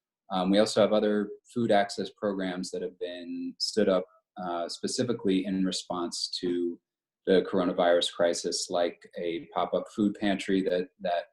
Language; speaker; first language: English; native; English